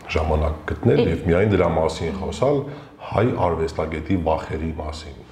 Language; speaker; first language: Armenian; early bilingual, heritage; Armenian